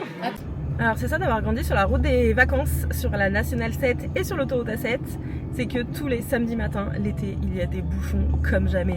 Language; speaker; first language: French; native; French